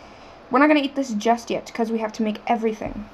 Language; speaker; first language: English; native; English